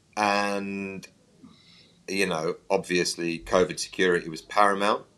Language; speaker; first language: English; native; English